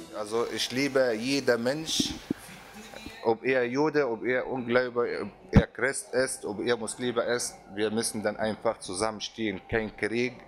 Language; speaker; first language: German; non-native, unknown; Arabic